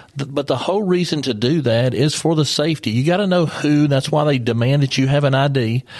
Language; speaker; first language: English; native; English